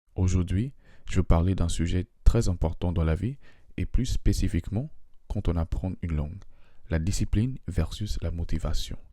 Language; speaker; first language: French; non-native, fluent; English